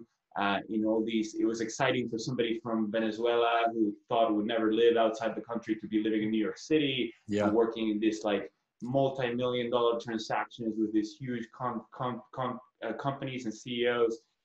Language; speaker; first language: English; non-native, fluent; Spanish